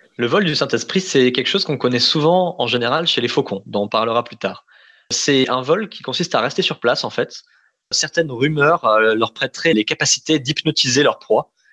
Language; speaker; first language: French; native; French